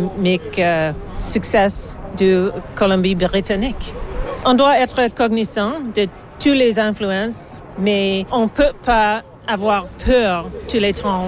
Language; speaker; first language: French; non-native, learner; English